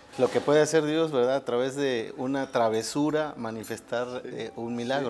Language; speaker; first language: Spanish; native; Spanish